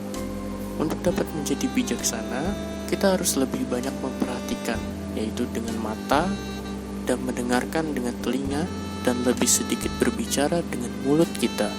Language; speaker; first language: Indonesian; native; Indonesian